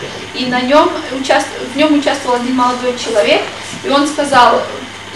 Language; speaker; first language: Russian; native; Russian